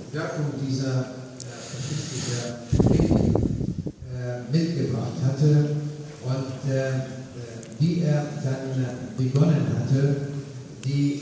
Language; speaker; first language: German; non-native, fluent; Arabic